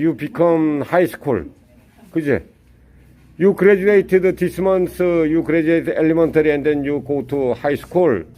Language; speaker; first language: English; non-native, learner; Korean